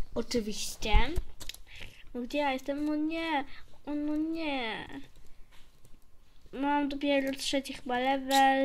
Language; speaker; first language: Polish; native; Polish